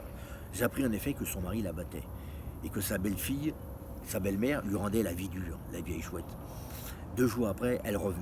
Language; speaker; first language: French; native; French